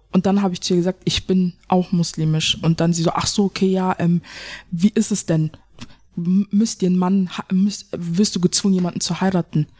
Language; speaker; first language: German; early bilingual, other home language; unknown